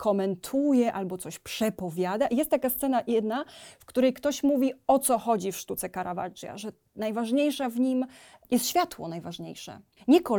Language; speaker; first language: Polish; native; Polish